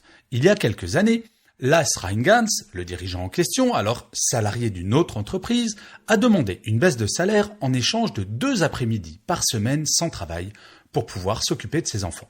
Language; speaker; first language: French; native; French